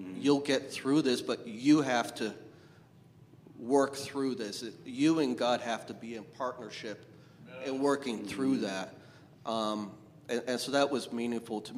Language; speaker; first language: English; native; English